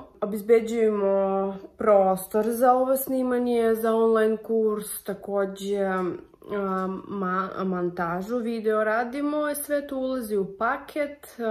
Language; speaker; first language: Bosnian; non-native, learner; Russian